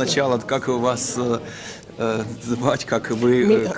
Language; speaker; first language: Russian; non-native, learner; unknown